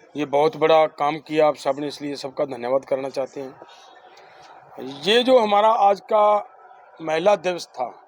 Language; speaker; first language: Hindi; non-native, local second language; Punjabi